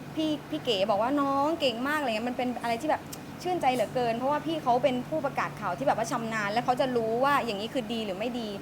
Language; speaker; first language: Thai; native; Thai